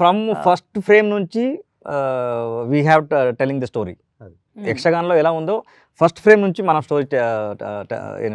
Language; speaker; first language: Telugu; non-native, learner; Kannada